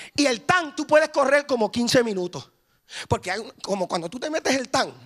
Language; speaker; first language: Spanish; early bilingual, heritage; Spanish